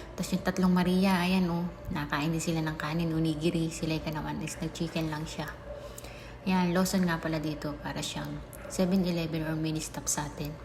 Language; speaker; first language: Filipino; native; Filipino